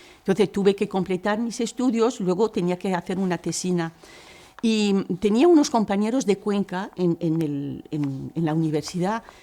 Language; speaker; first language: Spanish; non-native, fluent; Arabic